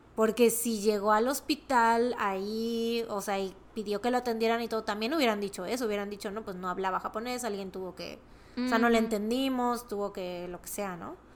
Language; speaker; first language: Spanish; native; Spanish